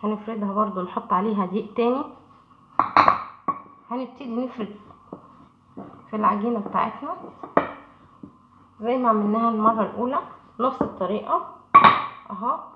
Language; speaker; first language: Arabic; native; Arabic